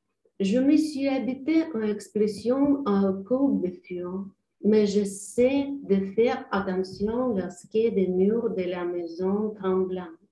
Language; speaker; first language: French; non-native, learner; Ukrainian